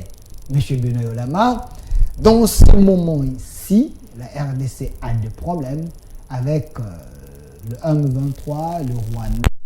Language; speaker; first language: French; non-native, local second language; Lingala